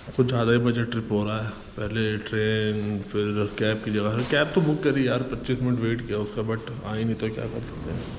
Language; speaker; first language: Hindi; native; Hindi